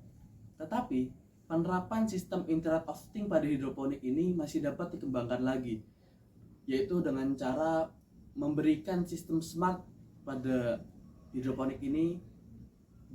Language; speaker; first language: Indonesian; non-native, local second language; Javanese